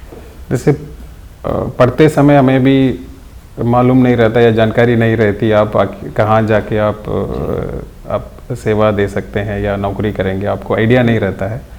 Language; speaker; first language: Hindi; non-native, local second language; Tamil